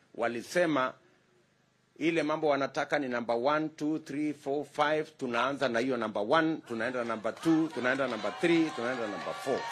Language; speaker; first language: Swahili; non-native, local second language; Kalenjin